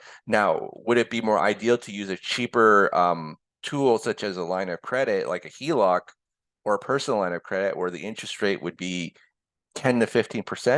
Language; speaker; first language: English; early bilingual, other home language; Korean